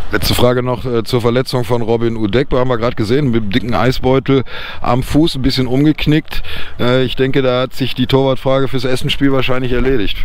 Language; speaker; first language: German; native; German